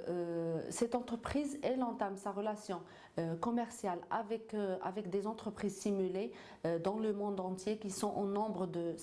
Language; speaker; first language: French; non-native, local second language; Arabic